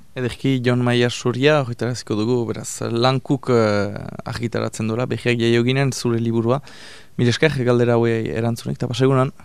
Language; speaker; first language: Basque; native; Basque